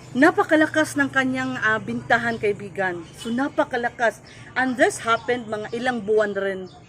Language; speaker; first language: Filipino; non-native, local second language; Cebuano